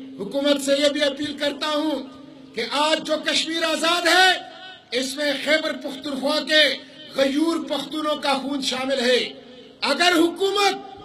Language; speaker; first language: Urdu; non-native, local second language; Pashto